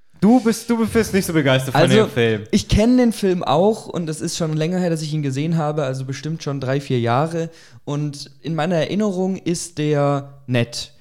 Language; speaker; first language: German; native; German